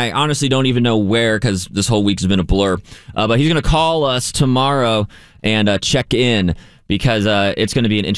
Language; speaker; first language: English; native; English